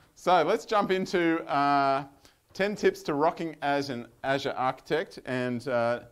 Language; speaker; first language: English; native; English